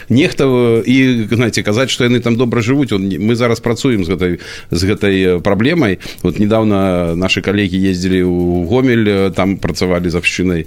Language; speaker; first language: Belarusian; non-native, local second language; Russian